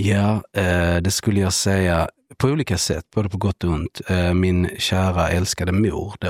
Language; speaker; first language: Swedish; native; Swedish